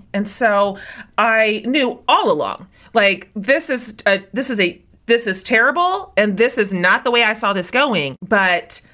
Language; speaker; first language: English; native; English